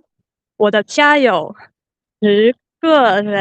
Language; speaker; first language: Chinese; non-native, learner; Finnish